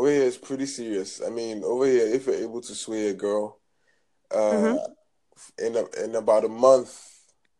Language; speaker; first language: English; non-native, local second language; Akan